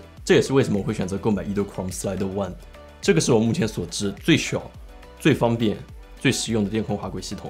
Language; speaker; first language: Chinese; native; Chinese